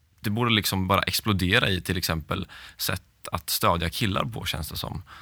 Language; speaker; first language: Swedish; native; Swedish